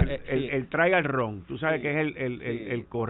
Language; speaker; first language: Spanish; native; Spanish